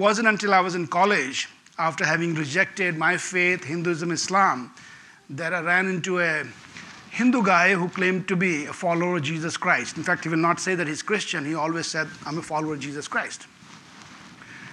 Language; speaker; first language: English; non-native, local second language; Punjabi